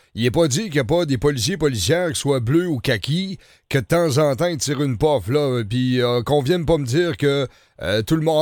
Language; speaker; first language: French; native; French